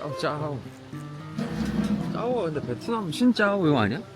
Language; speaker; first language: Korean; native; Korean